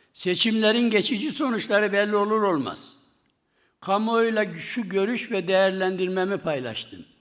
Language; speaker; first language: Turkish; native; Turkish